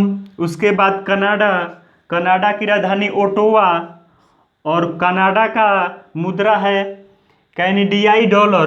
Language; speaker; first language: Hindi; native; Hindi